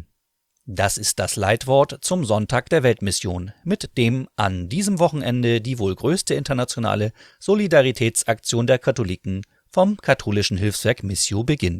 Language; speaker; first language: German; native; German